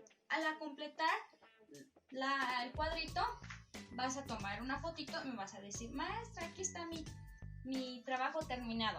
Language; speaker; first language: Spanish; native; Spanish